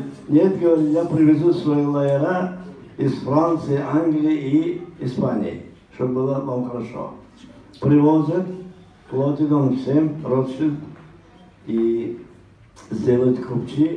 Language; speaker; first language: Russian; non-native, local second language; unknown